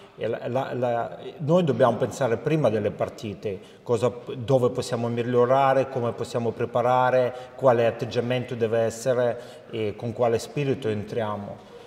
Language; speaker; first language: Italian; non-native, fluent; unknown